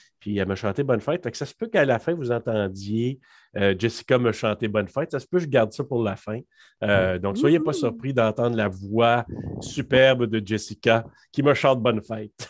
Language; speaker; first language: French; native; French